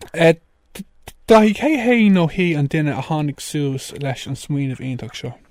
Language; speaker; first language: Irish; non-native, local second language; English